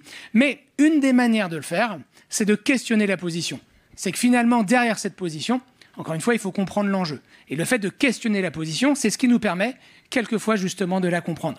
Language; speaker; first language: French; native; French